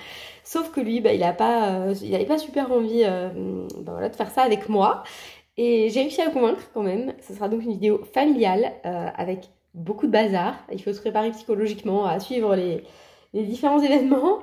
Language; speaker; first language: French; native; French